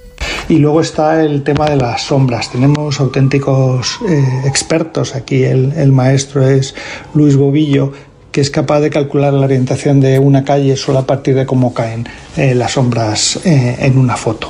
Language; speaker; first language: Spanish; native; Spanish